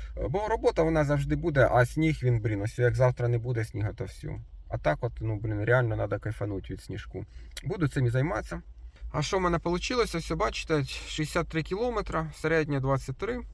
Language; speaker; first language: Ukrainian; non-native, local second language; Russian